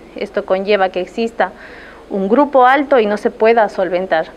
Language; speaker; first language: Spanish; native; Spanish